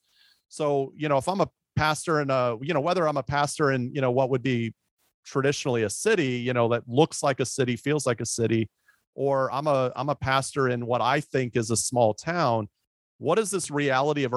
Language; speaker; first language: English; native; English